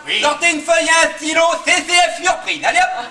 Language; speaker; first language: French; native; French